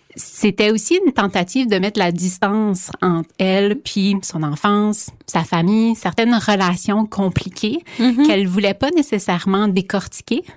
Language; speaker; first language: French; native; French